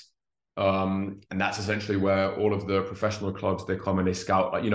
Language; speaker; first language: English; native; English